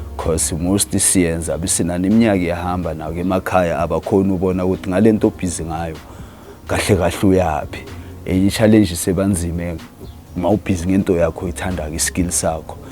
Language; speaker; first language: Zulu; native; Zulu